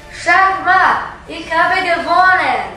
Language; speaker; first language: German; non-native, learner; Croatian